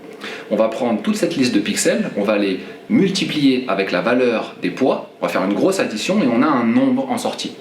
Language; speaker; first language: French; native; French